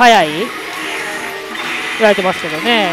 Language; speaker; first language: Japanese; native; Japanese